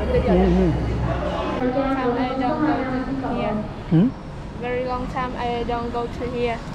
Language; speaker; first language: English; non-native, learner; Vietnamese